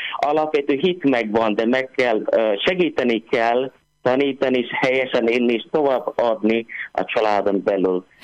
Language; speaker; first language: Hungarian; non-native, fluent; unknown